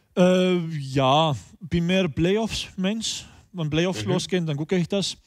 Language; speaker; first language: German; non-native, fluent; Estonian